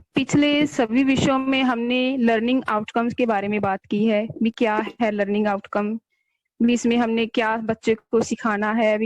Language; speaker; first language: Hindi; non-native, local second language; Punjabi